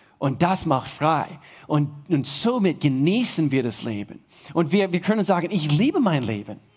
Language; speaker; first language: German; non-native, fluent; English